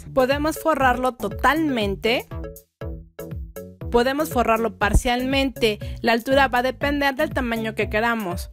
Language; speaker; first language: Spanish; native; Spanish